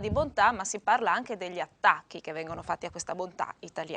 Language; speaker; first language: Italian; native; Italian